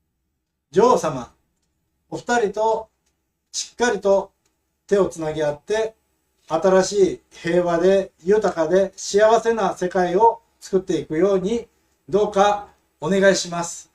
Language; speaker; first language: Japanese; non-native, fluent; Filipino